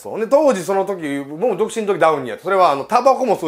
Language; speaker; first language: Japanese; native; Japanese